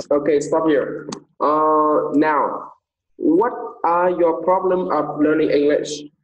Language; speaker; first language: English; non-native, fluent; Vietnamese